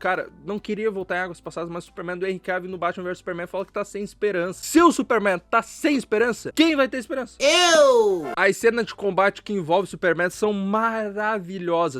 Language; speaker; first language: Portuguese; native; Portuguese